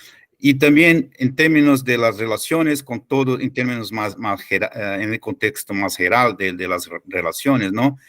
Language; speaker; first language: Spanish; non-native, fluent; Portuguese